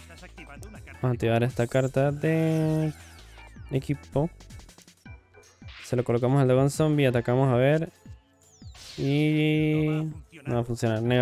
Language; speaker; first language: Spanish; native; Spanish